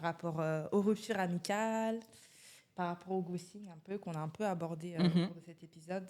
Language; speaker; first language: French; native; French